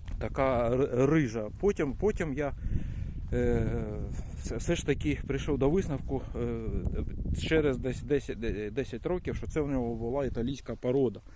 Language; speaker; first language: Ukrainian; non-native, local second language; Russian